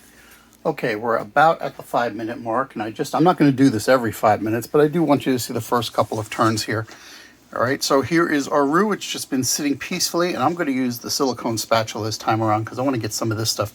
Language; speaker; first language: English; native; English